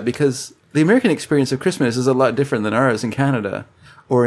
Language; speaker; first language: English; native; English